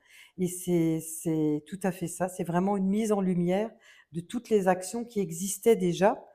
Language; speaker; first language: French; native; French